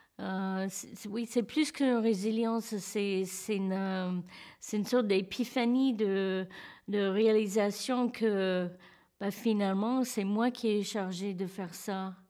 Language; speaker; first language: French; non-native, fluent; English